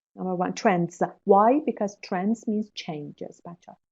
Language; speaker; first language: English; non-native, fluent; Persian